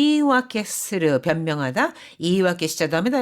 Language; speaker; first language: Japanese; non-native, fluent; Korean